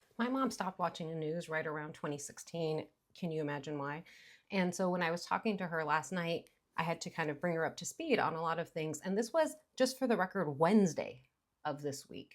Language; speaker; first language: English; native; English